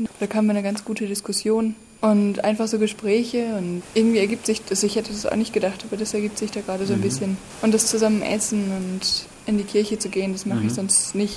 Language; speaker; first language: German; native; German